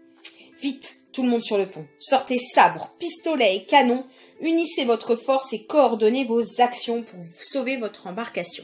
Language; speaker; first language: French; native; French